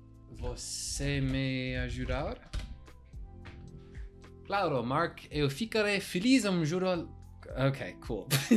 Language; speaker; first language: Portuguese; non-native, learner; English